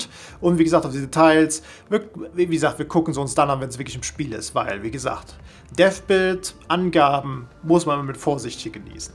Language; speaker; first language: German; native; German